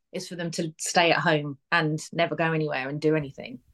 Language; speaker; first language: English; native; English